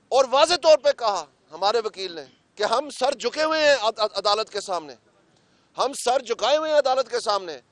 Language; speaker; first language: Urdu; non-native, local second language; Punjabi